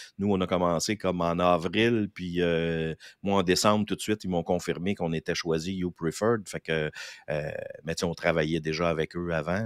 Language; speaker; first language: French; native; French